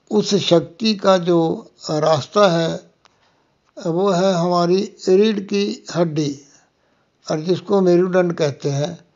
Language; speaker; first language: Hindi; non-native, local second language; Punjabi